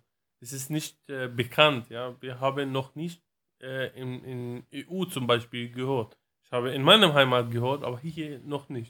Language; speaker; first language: German; non-native, learner; Arabic